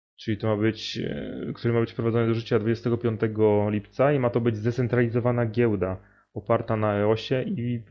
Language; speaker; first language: Polish; native; Polish